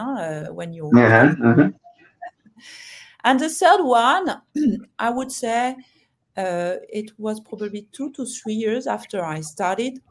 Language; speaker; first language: English; non-native, fluent; French